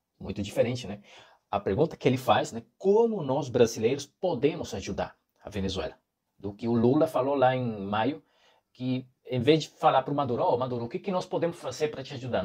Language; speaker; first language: Portuguese; non-native, fluent; Spanish